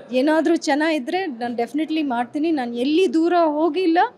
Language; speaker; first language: Kannada; early bilingual, heritage; English